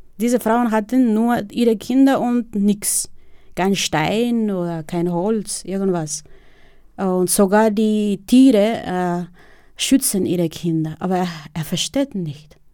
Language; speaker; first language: German; non-native, fluent; Spanish